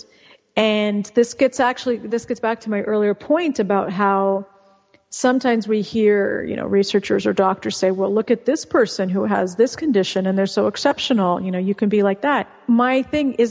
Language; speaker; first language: English; early bilingual, other home language; Russian